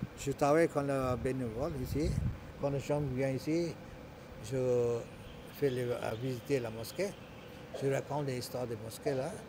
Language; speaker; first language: French; non-native, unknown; Malay